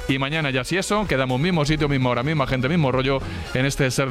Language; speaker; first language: Spanish; native; Spanish